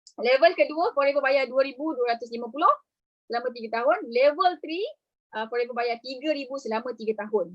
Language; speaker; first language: Malay; native; Malay